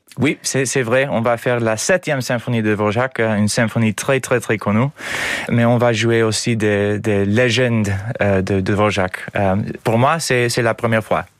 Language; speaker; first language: French; non-native, learner; English